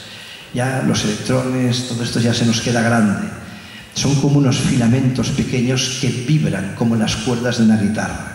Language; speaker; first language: Spanish; native; Spanish